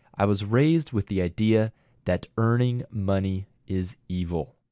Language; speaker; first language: English; native; English